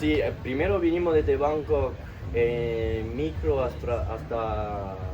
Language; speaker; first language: Spanish; non-native, fluent; French